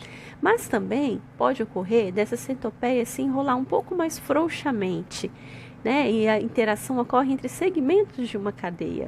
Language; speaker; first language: Portuguese; native; Portuguese